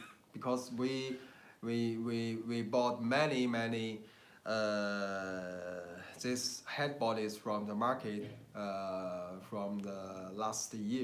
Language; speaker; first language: English; non-native, learner; Chinese